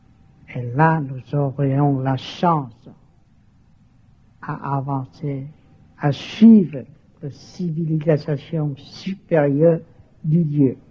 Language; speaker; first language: French; non-native, learner; Vietnamese